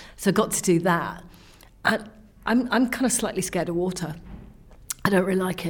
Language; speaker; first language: English; native; English